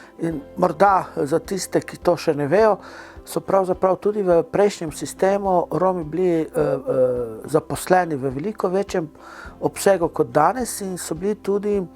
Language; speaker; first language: Slovenian; non-native, local second language; Romany